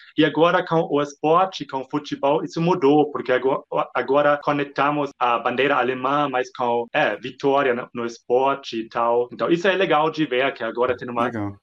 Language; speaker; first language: Portuguese; non-native, fluent; German